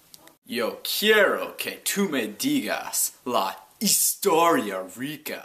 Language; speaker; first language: Spanish; non-native, learner; English